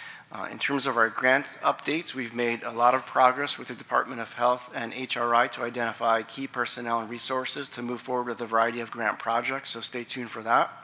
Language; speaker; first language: English; native; English